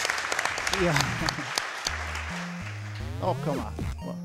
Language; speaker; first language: English; non-native, fluent; Spanish